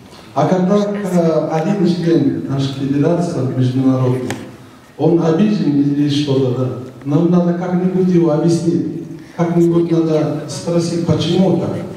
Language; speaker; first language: Russian; non-native, learner; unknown